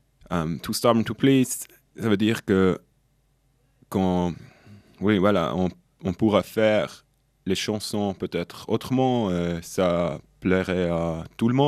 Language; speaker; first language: French; non-native, local second language; German